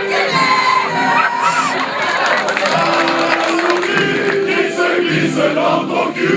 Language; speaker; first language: French; native; French